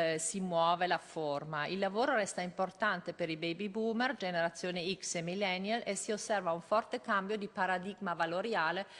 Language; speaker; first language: Italian; non-native, fluent; German